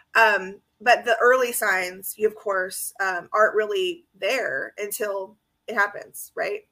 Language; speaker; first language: English; native; English